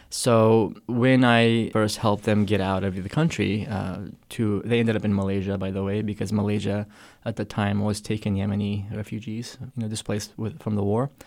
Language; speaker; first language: English; early bilingual, other home language; Arabic